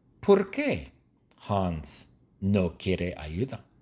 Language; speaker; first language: Spanish; non-native, fluent; English